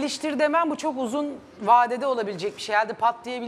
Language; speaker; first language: Turkish; native; Turkish